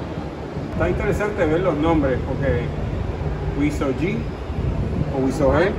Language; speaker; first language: Spanish; native; Spanish